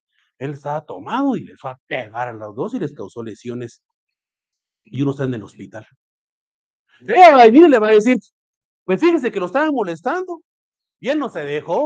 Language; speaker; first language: Spanish; native; Spanish